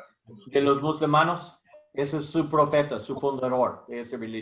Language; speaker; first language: Spanish; non-native, learner; English